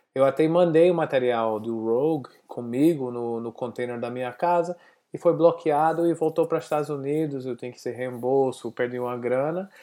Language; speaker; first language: Portuguese; non-native, learner; English